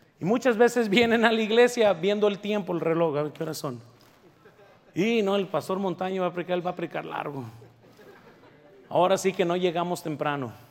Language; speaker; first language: Spanish; early bilingual, heritage; Spanish